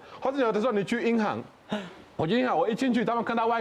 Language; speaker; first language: Chinese; non-native, fluent; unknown